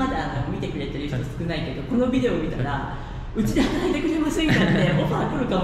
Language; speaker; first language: Japanese; native; Japanese